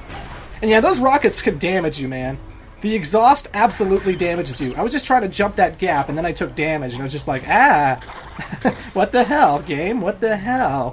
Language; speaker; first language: English; native; English